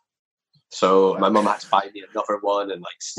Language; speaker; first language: English; native; English